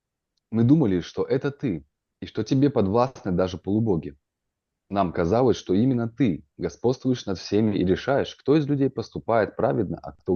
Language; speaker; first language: Russian; native; Russian